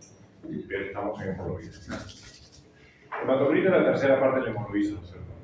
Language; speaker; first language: Spanish; native; Spanish